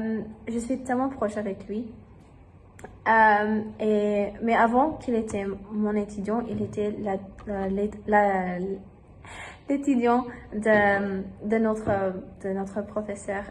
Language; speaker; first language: French; non-native, learner; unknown